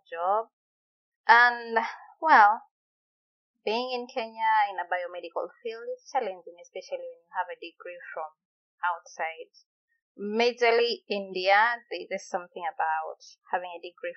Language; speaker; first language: English; non-native, local second language; Gusii